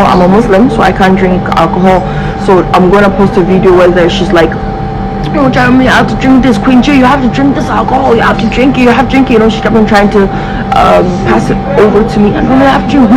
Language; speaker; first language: English; non-native, local second language; Hausa